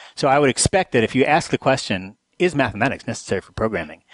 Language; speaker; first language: English; native; English